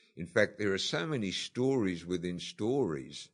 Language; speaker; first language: English; native; English